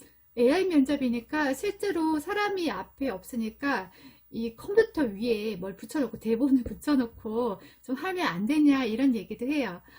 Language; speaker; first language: Korean; native; Korean